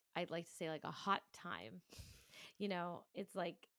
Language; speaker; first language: English; native; English